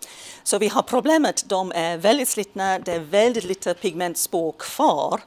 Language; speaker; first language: Swedish; non-native, fluent; English